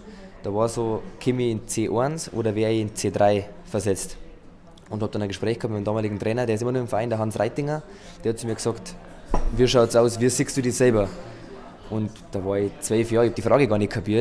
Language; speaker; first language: German; native; German